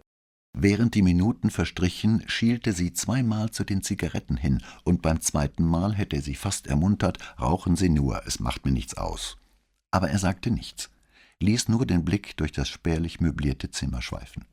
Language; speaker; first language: German; native; German